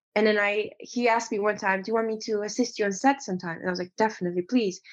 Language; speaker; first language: English; non-native, fluent; Romanian